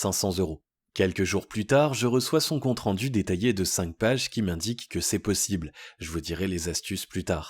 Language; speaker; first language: French; native; French